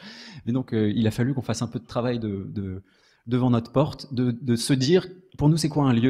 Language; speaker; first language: French; native; French